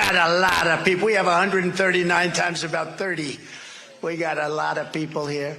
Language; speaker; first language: English; native; English